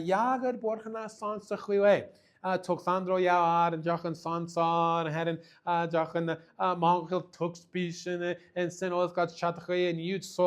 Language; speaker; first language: Mongolian; non-native, learner; English